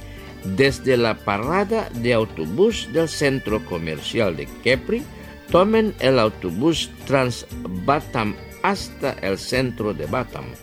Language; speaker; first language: Spanish; non-native, fluent; Indonesian